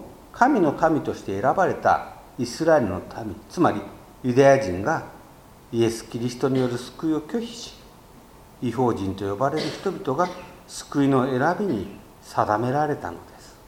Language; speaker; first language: Japanese; native; Japanese